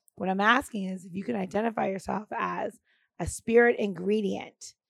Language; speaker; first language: English; native; English